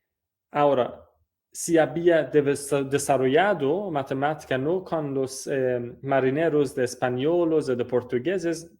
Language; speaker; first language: Spanish; non-native, fluent; Persian